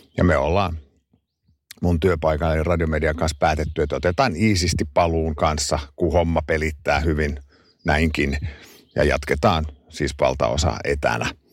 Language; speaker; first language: Finnish; non-native, local second language; Swedish